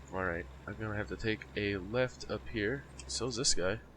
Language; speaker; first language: English; native; English